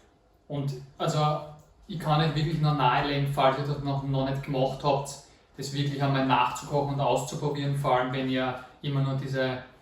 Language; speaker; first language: German; native; German